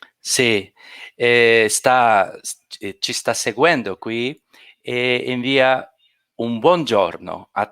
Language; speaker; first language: Italian; non-native, fluent; Portuguese